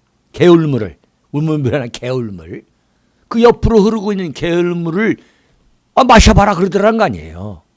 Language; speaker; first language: Korean; native; Korean